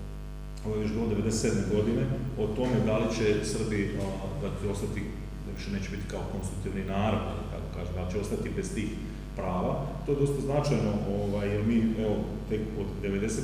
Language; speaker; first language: Serbian; native; Serbian